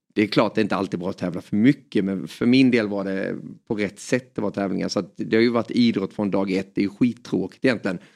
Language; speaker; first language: Swedish; native; Swedish